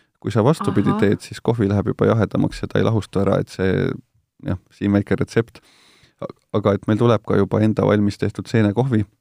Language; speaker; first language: Estonian; native; Estonian